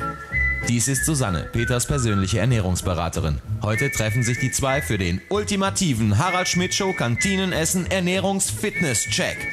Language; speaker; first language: German; native; German